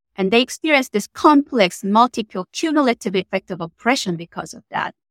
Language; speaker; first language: English; non-native, fluent; Korean